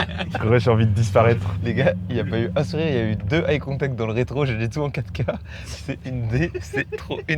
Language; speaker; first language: French; native; French